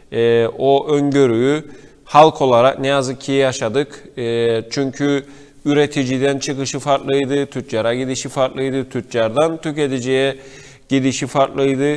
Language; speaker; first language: Turkish; native; Turkish